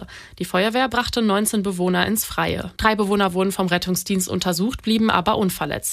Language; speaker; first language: German; native; German